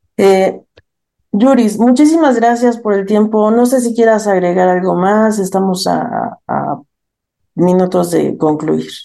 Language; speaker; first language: Spanish; native; Spanish